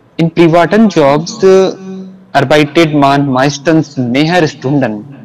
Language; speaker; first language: German; non-native, learner; Hindi